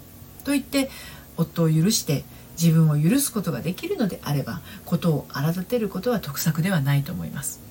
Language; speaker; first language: Japanese; native; Japanese